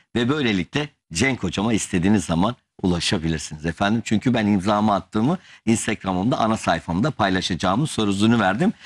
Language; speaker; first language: Turkish; native; Turkish